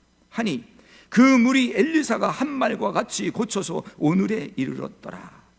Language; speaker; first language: Korean; native; Korean